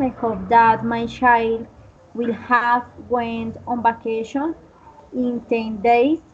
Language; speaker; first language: English; non-native, learner; Spanish